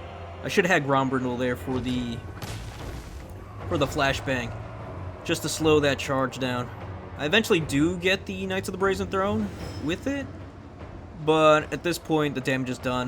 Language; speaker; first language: English; native; English